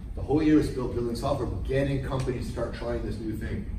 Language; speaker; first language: English; native; English